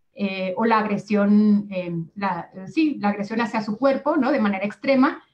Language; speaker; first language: Spanish; native; Spanish